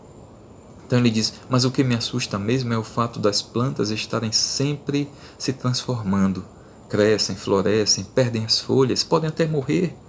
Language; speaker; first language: Portuguese; native; Portuguese